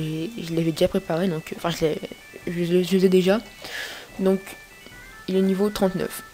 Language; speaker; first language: French; native; French